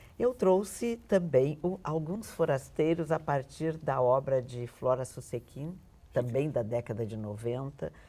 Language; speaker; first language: Portuguese; native; Portuguese